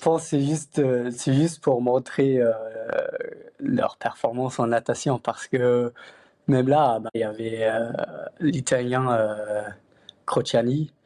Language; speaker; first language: French; non-native, fluent; Luxembourgish